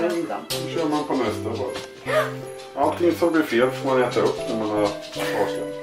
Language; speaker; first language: Swedish; native; Swedish